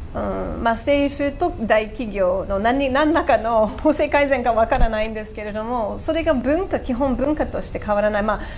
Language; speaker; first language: Japanese; non-native, fluent; English